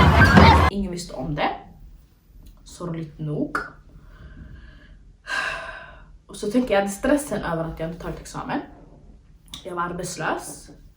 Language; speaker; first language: Swedish; early bilingual, other home language; Somali